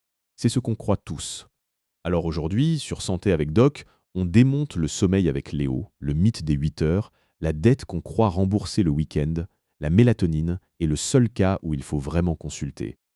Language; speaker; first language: French; native; French